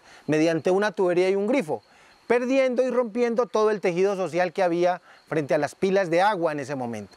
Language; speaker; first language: Spanish; native; Spanish